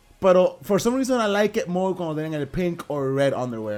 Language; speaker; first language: English; non-native, local second language; Spanish